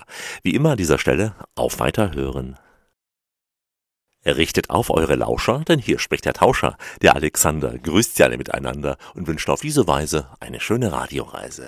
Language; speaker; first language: German; native; German